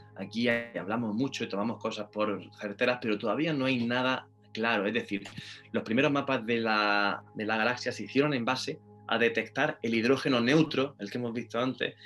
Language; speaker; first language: Spanish; native; Spanish